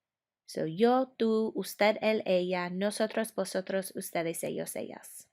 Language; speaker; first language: Spanish; non-native, fluent; English